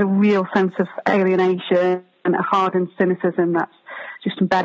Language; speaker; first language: English; native; English